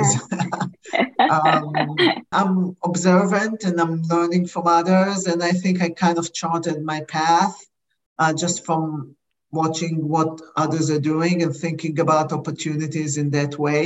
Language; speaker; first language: English; non-native, fluent; Hebrew